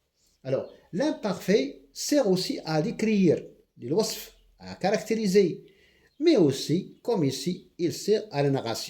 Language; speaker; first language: French; non-native, local second language; Arabic